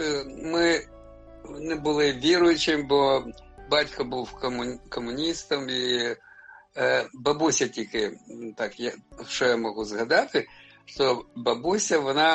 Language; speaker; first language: Ukrainian; non-native, local second language; Russian